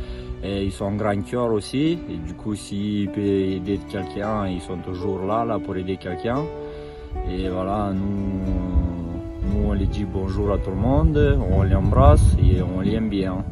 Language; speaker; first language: French; non-native, fluent; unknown